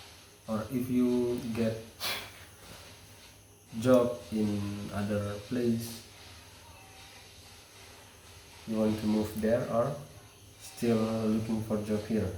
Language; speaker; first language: English; non-native, learner; Indonesian